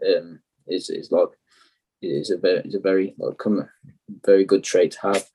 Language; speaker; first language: English; native; English